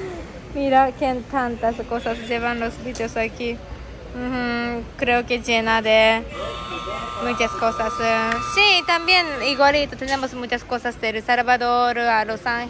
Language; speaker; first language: Spanish; non-native, learner; Japanese